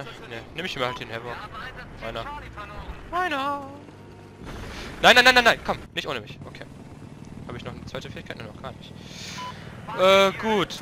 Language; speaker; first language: German; native; German